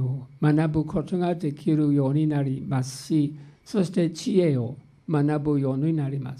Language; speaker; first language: Japanese; non-native, fluent; English